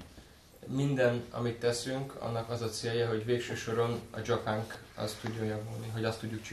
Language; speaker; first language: Hungarian; native; Hungarian